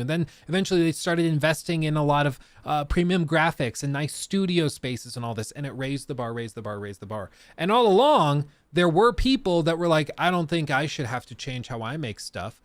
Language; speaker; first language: English; native; English